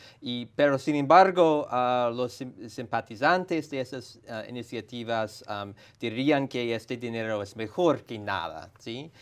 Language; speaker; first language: Spanish; non-native, fluent; English